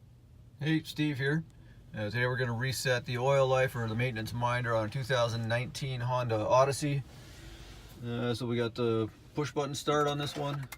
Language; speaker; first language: English; native; English